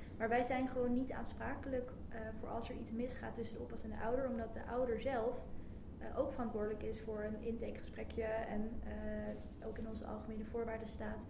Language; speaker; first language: Dutch; native; Dutch